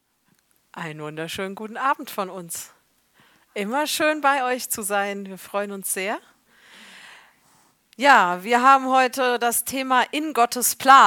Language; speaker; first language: German; native; German